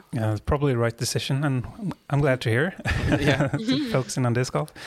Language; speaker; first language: English; non-native, fluent; Swedish